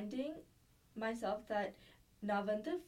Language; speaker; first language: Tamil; early bilingual, heritage; Tamil